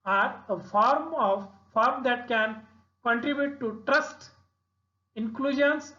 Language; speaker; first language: English; non-native, local second language; Marathi